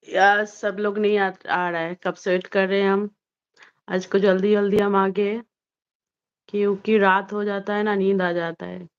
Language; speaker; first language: Hindi; non-native, local second language; Bangla